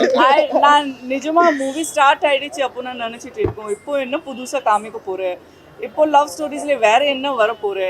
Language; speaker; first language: Tamil; non-native, fluent; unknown